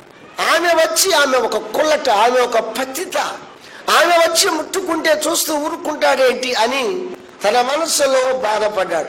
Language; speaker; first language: Telugu; native; Telugu